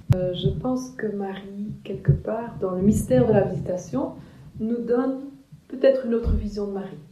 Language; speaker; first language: French; native; French